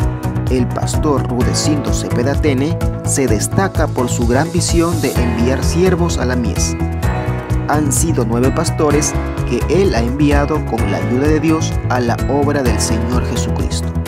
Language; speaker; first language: Spanish; native; Spanish